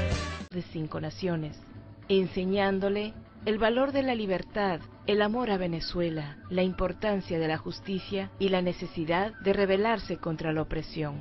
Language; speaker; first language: Spanish; native; Spanish